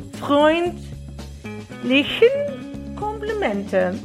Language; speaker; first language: German; non-native, learner; Portuguese